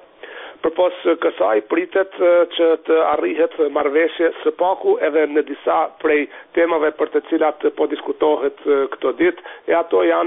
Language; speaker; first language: Albanian; native; Albanian